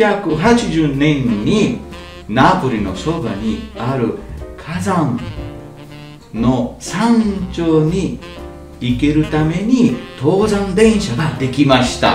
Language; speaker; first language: Japanese; non-native, fluent; Italian